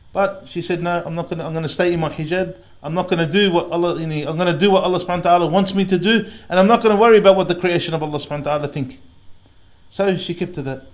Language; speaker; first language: English; native; English